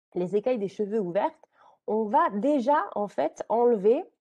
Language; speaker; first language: French; native; French